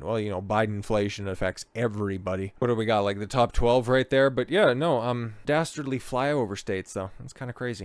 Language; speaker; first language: English; native; English